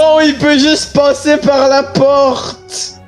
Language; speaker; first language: French; native; French